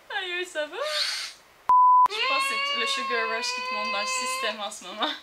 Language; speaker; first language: French; native; French